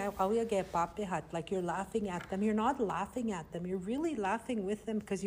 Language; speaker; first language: English; non-native, fluent; Cree